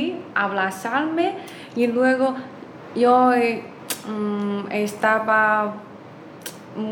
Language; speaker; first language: Spanish; non-native, learner; Chinese